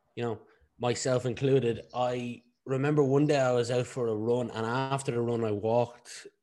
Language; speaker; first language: English; native; English